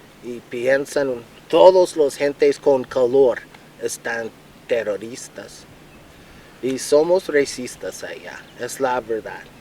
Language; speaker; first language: Spanish; non-native, learner; English